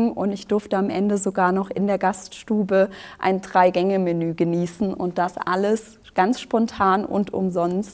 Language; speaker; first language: German; native; German